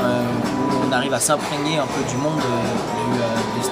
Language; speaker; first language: French; native; French